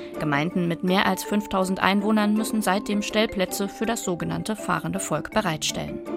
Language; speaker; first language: German; native; German